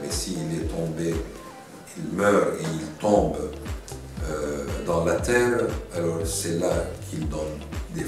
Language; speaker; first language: French; non-native, fluent; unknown